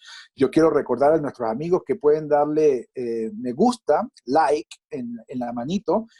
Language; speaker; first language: Spanish; native; Spanish